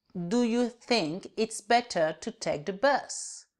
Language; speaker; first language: English; non-native, fluent; French